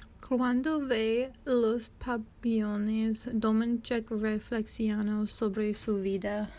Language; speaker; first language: Spanish; non-native, learner; English